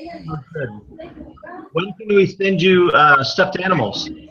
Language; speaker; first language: English; native; English